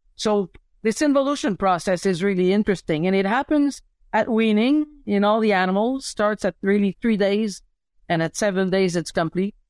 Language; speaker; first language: English; native; English